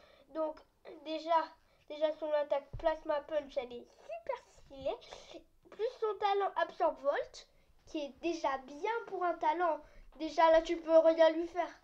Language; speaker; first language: French; native; French